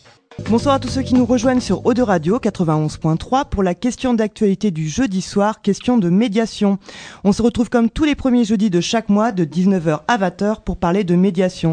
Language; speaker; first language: French; native; French